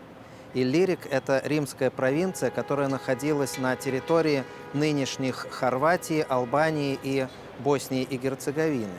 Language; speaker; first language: Russian; native; Russian